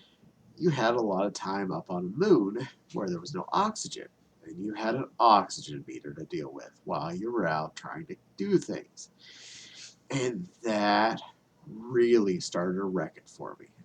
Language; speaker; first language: English; native; English